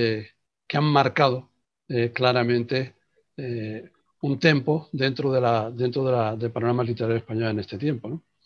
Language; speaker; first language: Spanish; native; Spanish